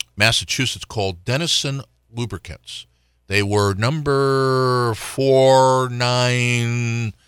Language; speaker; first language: English; native; English